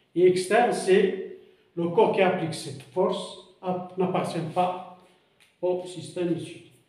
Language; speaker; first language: French; non-native, local second language; Arabic